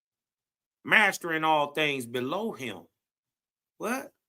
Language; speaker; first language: English; native; English